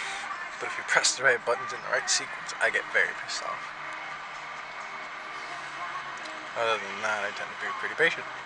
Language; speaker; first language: English; native; English